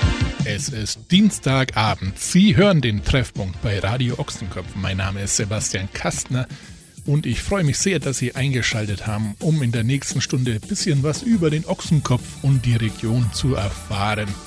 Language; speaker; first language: German; native; German